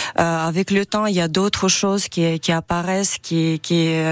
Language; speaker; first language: French; non-native, fluent; Ukrainian